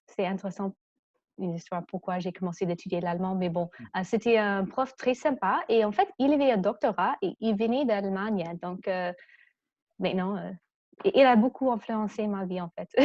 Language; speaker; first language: French; non-native, fluent; English